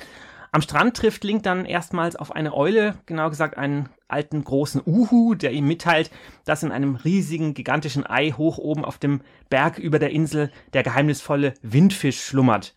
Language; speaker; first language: German; native; German